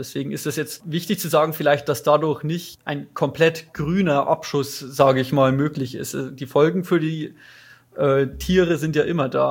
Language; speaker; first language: German; native; German